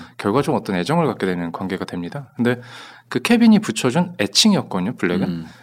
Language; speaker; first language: Korean; native; Korean